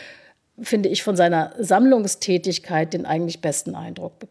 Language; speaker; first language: German; native; German